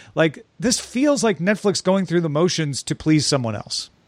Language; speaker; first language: English; native; English